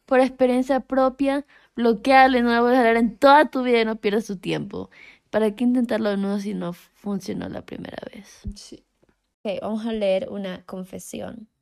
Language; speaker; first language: Spanish; native; Spanish